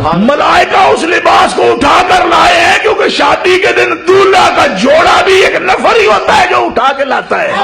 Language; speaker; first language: Urdu; non-native, local second language; Punjabi